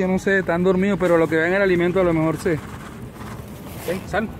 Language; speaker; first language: Spanish; native; Spanish